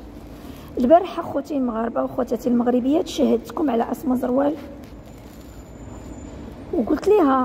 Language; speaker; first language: Arabic; native; Arabic